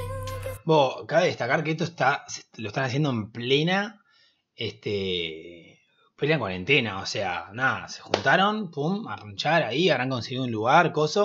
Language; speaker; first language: Spanish; native; Spanish